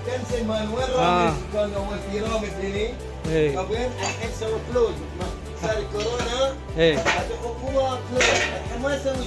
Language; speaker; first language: Arabic; non-native, learner; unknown